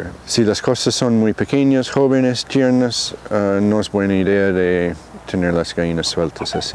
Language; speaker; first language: Spanish; non-native, fluent; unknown